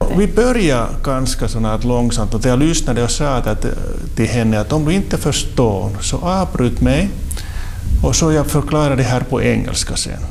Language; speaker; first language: Swedish; non-native, local second language; Finnish